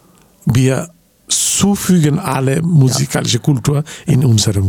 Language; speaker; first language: German; non-native, learner; Bangla